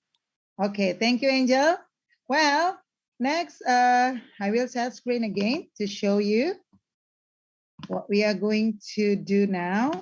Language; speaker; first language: English; non-native, learner; Indonesian